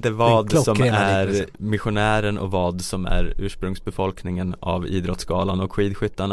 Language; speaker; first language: Swedish; native; Swedish